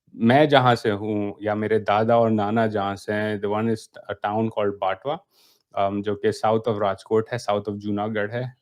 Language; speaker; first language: Urdu; native; Urdu